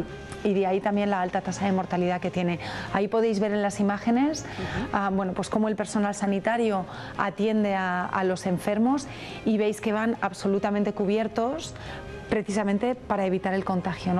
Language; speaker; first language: Spanish; native; Spanish